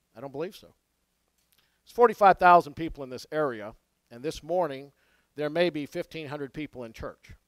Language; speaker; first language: English; native; English